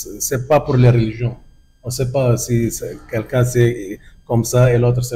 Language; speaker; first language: French; non-native, learner; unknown